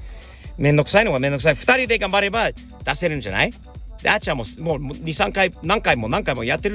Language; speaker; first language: Japanese; native; Japanese